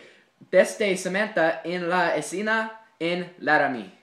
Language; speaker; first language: Spanish; non-native, learner; English